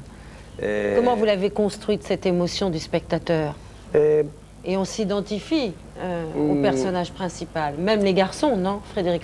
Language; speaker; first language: French; native; French